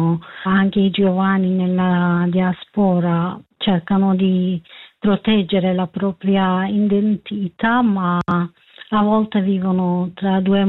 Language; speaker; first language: Italian; non-native, learner; Kurdish